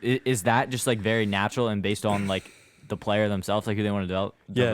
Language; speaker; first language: English; native; English